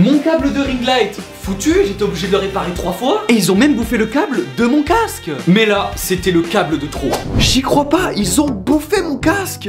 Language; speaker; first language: French; native; French